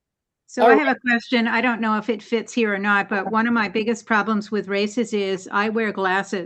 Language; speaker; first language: English; native; English